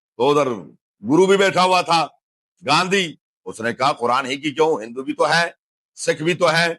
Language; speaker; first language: Urdu; non-native, local second language; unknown